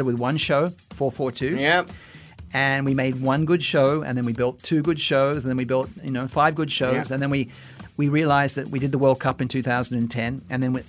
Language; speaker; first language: English; native; English